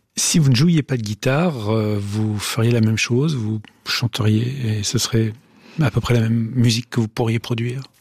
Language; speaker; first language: French; native; French